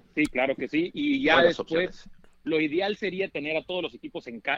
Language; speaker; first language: Spanish; early bilingual, heritage; Spanish